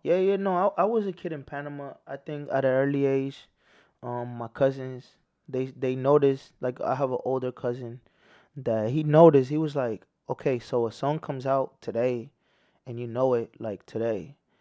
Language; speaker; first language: English; early bilingual, other home language; Spanish